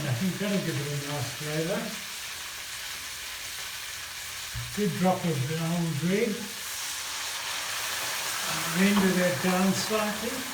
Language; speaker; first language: English; native; English